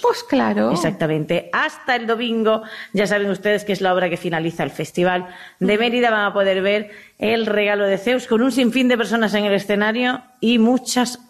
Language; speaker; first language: Spanish; native; Spanish